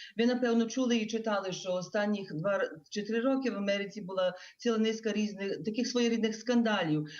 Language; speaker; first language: Ukrainian; early bilingual, heritage; Ukrainian